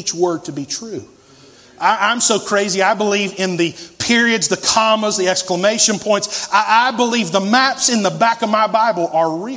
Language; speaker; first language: English; native; English